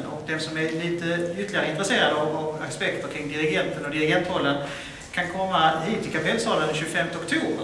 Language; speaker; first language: Swedish; native; Swedish